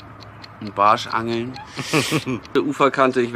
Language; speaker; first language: German; native; German